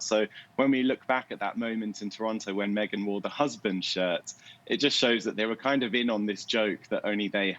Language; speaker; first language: English; native; English